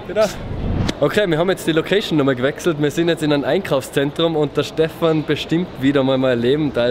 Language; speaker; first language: German; native; German